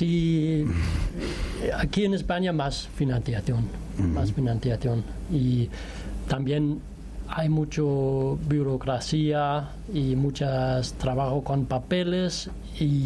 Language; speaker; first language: Spanish; non-native, learner; Danish